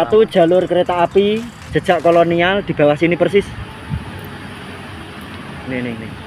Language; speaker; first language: Indonesian; non-native, local second language; Javanese